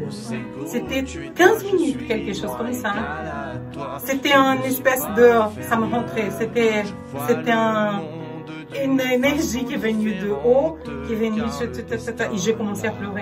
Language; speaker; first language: French; non-native, fluent; Portuguese